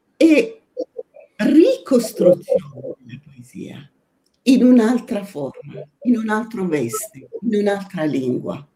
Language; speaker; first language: Italian; non-native, fluent; Persian